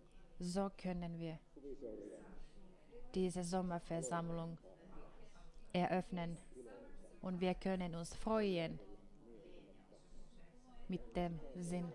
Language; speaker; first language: German; non-native, fluent; Finnish